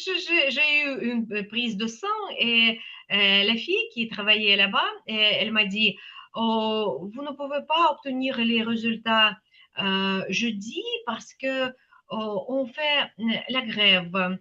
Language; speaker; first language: French; non-native, fluent; Ukrainian